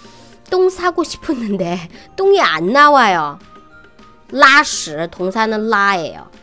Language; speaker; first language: Korean; non-native, fluent; Chinese